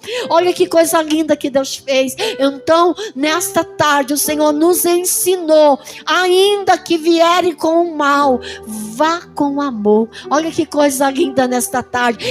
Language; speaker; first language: Portuguese; native; Portuguese